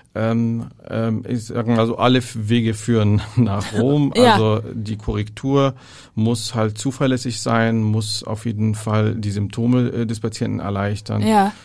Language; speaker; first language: German; non-native, fluent; Arabic